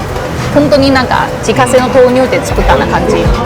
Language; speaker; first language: Japanese; non-native, fluent; Chinese